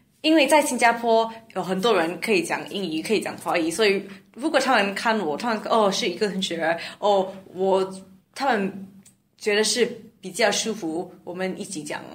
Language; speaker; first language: Chinese; non-native, learner; English